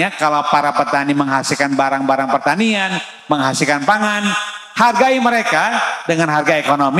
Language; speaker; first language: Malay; non-native, local second language; Sundanese